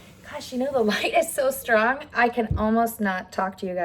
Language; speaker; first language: English; native; English